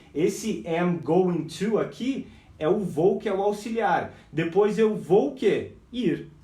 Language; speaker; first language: Portuguese; non-native, fluent; English